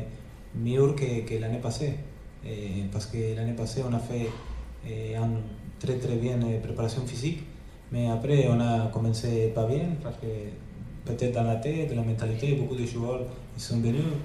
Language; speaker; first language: French; non-native, learner; Spanish